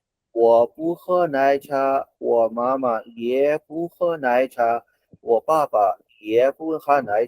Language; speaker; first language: Chinese; non-native, fluent; Hindi